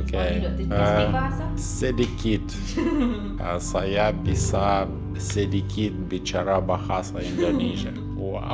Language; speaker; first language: Indonesian; non-native, learner; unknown